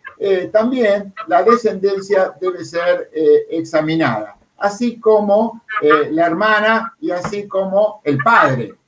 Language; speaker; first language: Spanish; native; Spanish